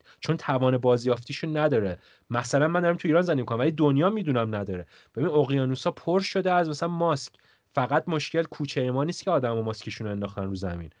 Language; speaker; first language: Persian; native; Persian